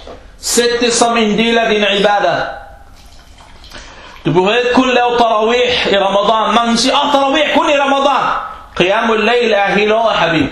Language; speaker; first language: Danish; non-native, local second language; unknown